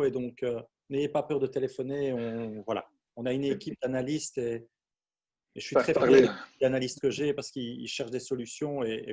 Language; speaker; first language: French; native; French